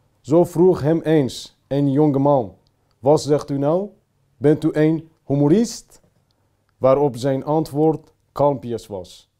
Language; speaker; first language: Dutch; non-native, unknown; Persian